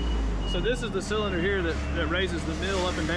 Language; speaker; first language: English; native; English